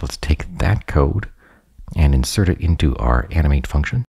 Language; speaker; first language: English; native; English